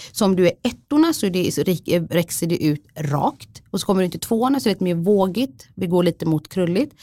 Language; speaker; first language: Swedish; early bilingual, other home language; Somali